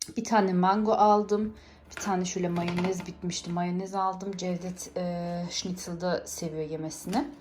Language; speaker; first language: Turkish; early bilingual, heritage; Turkish